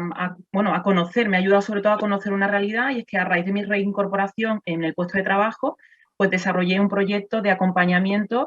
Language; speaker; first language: Spanish; native; Spanish